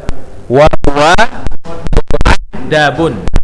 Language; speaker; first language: Arabic; non-native, fluent; Indonesian